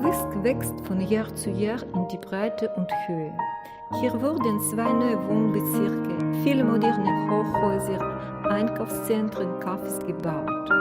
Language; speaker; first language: German; non-native, learner; Russian